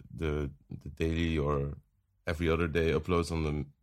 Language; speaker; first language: English; non-native, fluent; Dutch